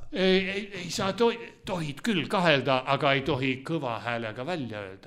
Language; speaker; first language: Estonian; non-native, local second language; Russian